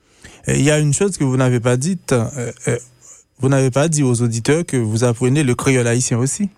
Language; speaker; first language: French; non-native, local second language; Haitian Creole